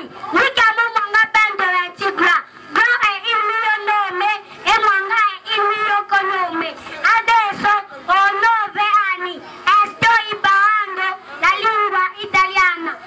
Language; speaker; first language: Italian; non-native, learner; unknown